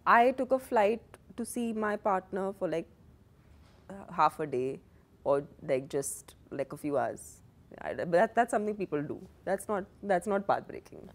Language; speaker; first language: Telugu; non-native, local second language; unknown